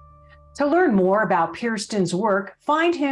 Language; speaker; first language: English; native; English